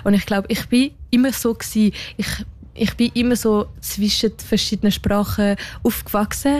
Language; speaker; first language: German; non-native, local second language; French